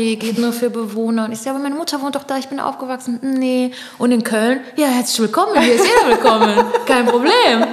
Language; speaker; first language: German; early bilingual, other home language; Portuguese